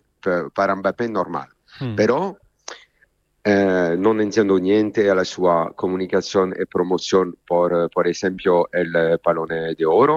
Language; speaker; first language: Spanish; non-native, fluent; Italian